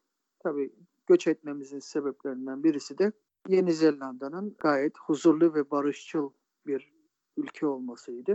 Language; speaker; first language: Turkish; native; Turkish